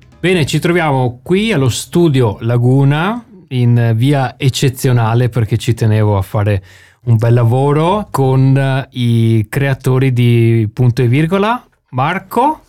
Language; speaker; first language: Italian; native; Italian